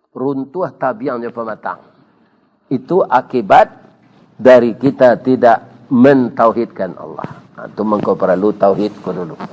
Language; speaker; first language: Malay; non-native, local second language; Minangkabau